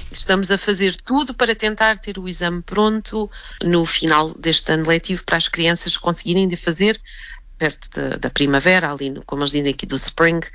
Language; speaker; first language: Portuguese; early bilingual, heritage; Portuguese